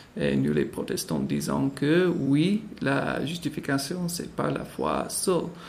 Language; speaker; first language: French; non-native, fluent; English